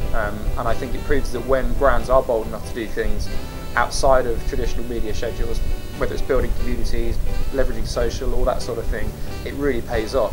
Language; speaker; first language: English; native; English